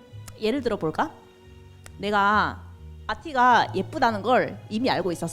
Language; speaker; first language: Korean; native; Korean